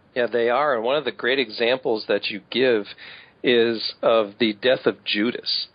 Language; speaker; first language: English; native; English